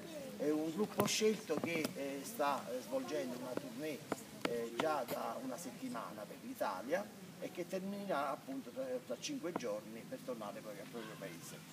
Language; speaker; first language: Italian; native; Italian